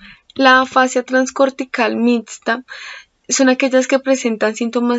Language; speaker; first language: Spanish; native; Spanish